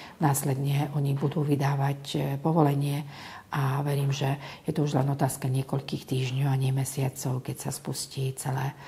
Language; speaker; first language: Slovak; native; Slovak